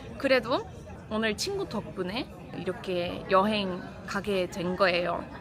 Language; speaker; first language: Korean; non-native, fluent; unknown